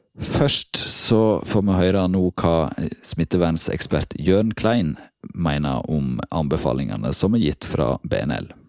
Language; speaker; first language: Norwegian; native; Norwegian